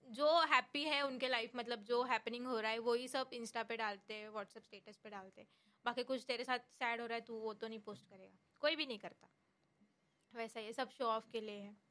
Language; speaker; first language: Hindi; non-native, local second language; Marathi